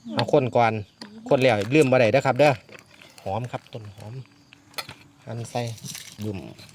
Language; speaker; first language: Thai; native; Thai